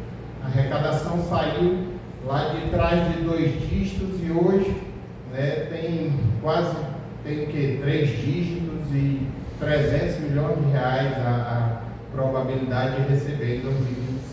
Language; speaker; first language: Portuguese; native; Portuguese